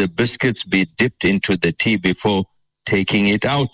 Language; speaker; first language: English; native; English